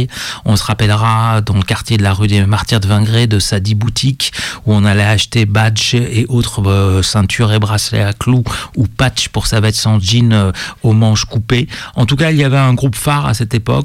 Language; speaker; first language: French; native; French